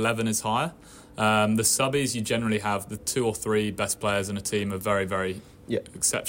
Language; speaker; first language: English; native; English